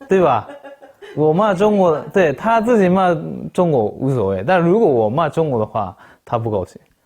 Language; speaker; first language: Chinese; non-native, fluent; Japanese